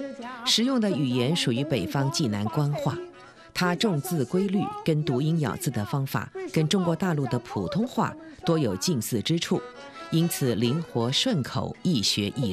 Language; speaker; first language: Chinese; native; Chinese